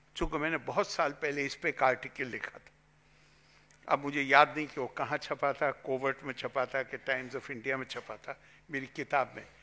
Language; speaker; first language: Hindi; native; Hindi